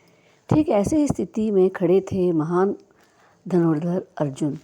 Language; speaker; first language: Hindi; native; Hindi